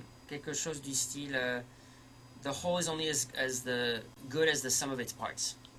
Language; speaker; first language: English; early bilingual, other home language; French